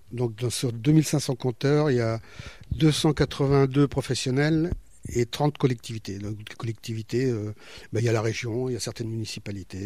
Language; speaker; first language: French; native; French